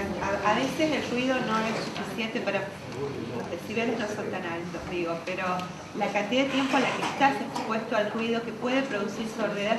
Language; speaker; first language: Spanish; native; Spanish